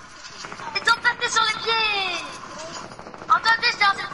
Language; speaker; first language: French; native; French